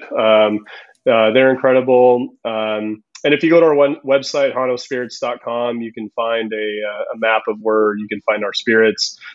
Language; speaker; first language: English; early bilingual, other home language; Spanish